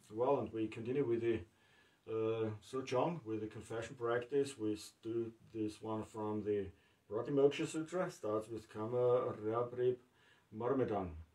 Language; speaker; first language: English; non-native, fluent; German